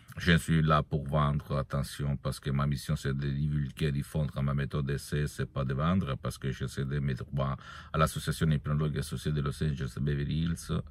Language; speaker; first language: French; non-native, fluent; Italian